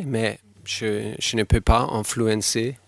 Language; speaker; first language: French; non-native, fluent; German